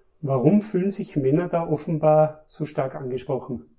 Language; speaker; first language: German; native; German